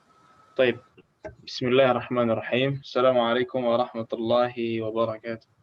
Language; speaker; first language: Arabic; non-native, fluent; Indonesian